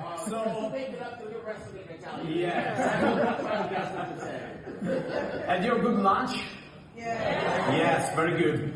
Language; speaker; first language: English; non-native, learner; Italian